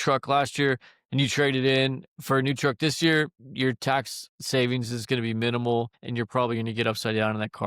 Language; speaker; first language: English; native; English